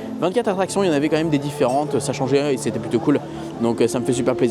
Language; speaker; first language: French; native; French